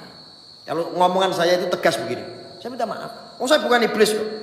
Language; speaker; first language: Indonesian; non-native, local second language; Javanese